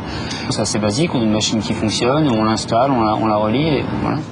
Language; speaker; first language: French; native; French